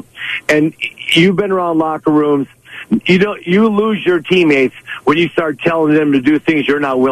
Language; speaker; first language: English; native; English